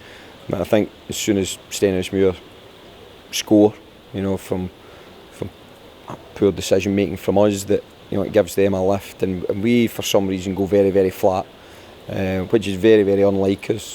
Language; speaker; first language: English; native; English